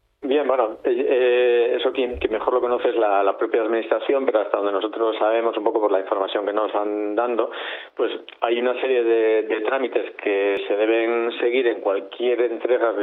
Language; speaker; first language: Spanish; native; Spanish